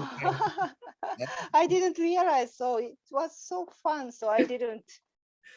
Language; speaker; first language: English; non-native, learner; Japanese